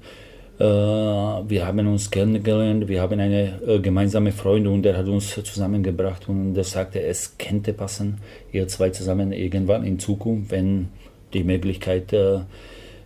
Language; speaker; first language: German; non-native, fluent; Slovak